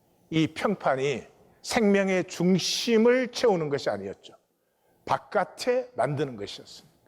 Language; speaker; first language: Korean; native; Korean